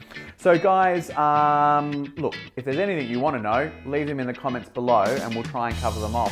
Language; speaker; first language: English; native; English